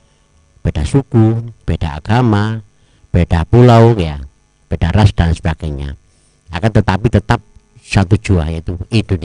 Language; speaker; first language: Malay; non-native, local second language; Javanese